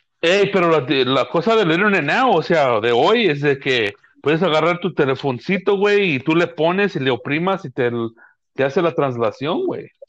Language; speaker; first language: Spanish; early bilingual, heritage; Spanish